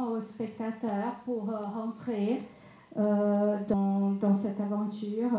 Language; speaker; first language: French; non-native, fluent; Portuguese